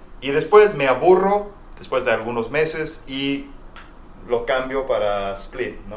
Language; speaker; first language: Spanish; non-native, fluent; English